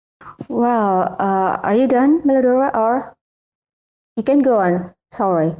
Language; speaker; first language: English; non-native, learner; Indonesian